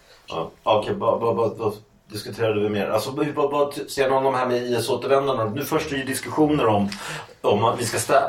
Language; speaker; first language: Swedish; native; Swedish